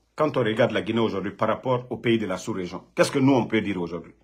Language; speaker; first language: French; non-native, local second language; Mandingo